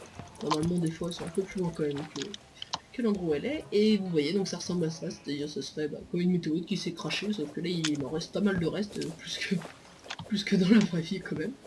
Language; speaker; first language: French; native; French